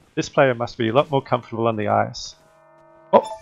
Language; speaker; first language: English; native; English